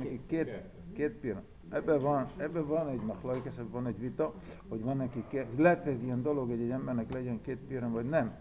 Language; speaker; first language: Hungarian; early bilingual, heritage; Hungarian